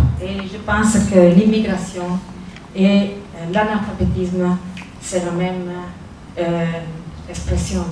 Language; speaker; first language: French; non-native, learner; Spanish